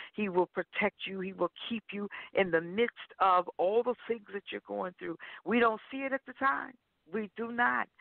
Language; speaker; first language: English; native; English